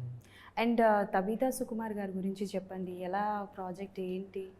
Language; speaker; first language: Telugu; native; Telugu